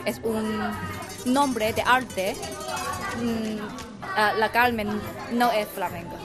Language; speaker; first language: Spanish; non-native, learner; Chinese